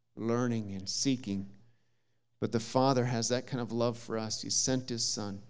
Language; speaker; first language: English; native; English